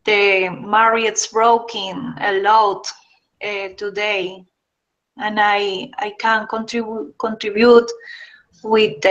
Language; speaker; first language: English; non-native, learner; Spanish